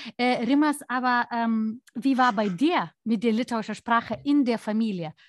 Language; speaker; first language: German; non-native, fluent; Lithuanian